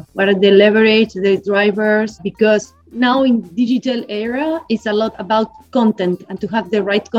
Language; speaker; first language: English; non-native, fluent; Spanish